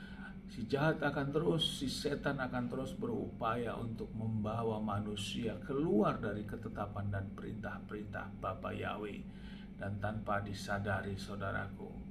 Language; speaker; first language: Indonesian; native; Indonesian